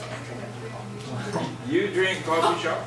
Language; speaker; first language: English; non-native, fluent; Japanese